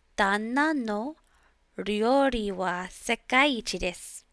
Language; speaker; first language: Japanese; non-native, learner; English